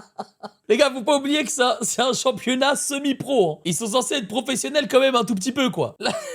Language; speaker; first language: French; native; French